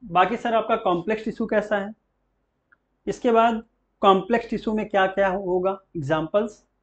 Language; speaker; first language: Hindi; native; Hindi